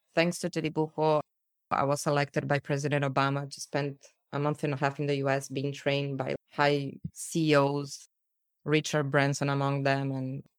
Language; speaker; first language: English; early bilingual, other home language; Portuguese